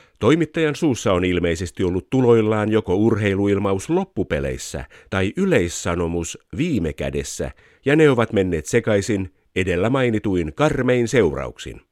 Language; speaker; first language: Finnish; native; Finnish